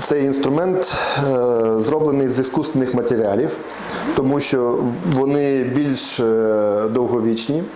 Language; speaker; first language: Ukrainian; non-native, local second language; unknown